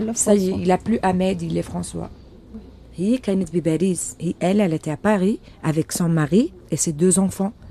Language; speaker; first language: French; non-native, local second language; Arabic